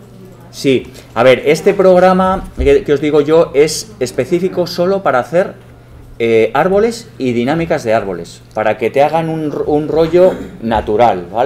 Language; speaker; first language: Spanish; native; Spanish